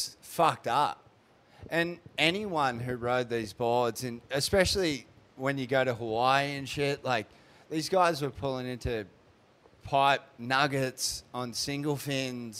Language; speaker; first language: English; native; English